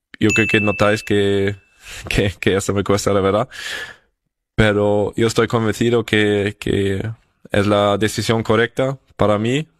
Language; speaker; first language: Spanish; non-native, fluent; German